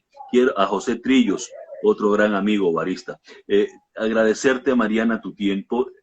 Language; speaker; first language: Spanish; native; Spanish